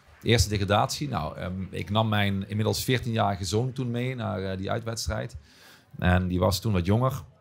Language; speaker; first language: Dutch; native; Dutch